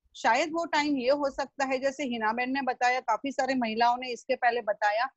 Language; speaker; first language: Hindi; non-native, local second language; Gujarati